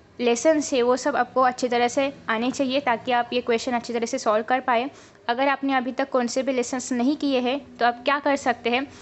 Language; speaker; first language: Hindi; non-native, local second language; Marathi